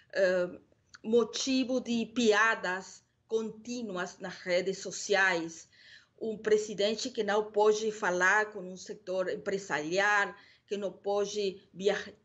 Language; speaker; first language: Portuguese; non-native, learner; Spanish